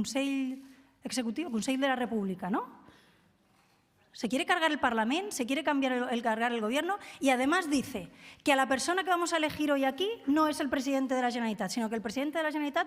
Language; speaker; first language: Spanish; native; Spanish